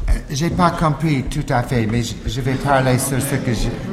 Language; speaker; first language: French; non-native, fluent; English